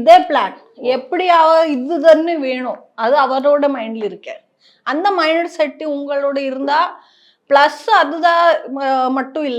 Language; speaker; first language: Tamil; non-native, learner; Malayalam